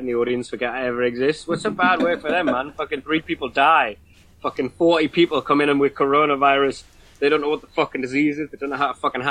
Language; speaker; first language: English; native; English